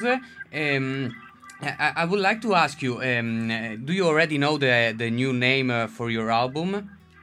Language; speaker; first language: English; non-native, fluent; Italian